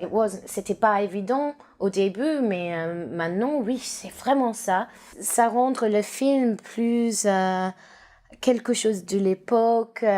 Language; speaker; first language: French; non-native, learner; English